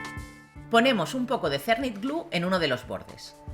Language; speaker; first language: Spanish; native; Spanish